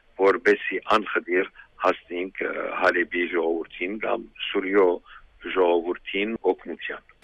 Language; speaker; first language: Armenian; early bilingual, heritage; Armenian